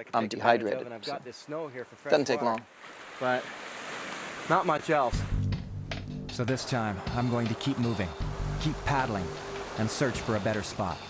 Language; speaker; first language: English; native; English